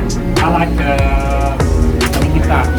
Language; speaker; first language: English; non-native, fluent; Vietnamese